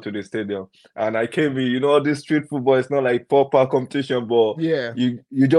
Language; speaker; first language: English; non-native, local second language; Yoruba